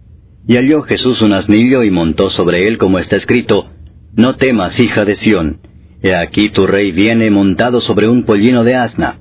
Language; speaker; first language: Spanish; native; Spanish